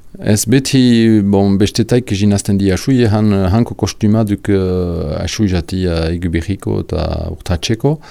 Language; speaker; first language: Basque; native; Basque